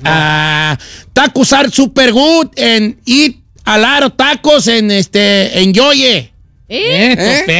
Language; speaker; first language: English; non-native, learner; Spanish